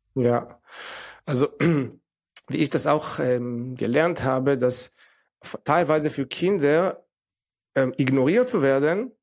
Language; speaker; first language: German; non-native, fluent; Hebrew